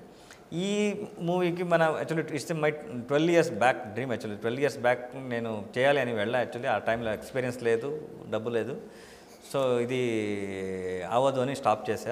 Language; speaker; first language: Telugu; non-native, learner; Kannada